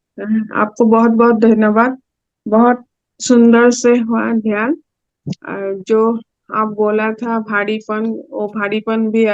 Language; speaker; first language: Hindi; non-native, local second language; Assamese